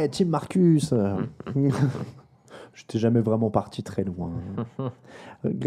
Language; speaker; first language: French; native; French